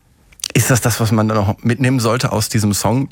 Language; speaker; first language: German; native; German